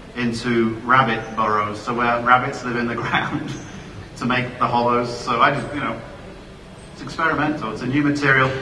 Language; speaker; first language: English; native; English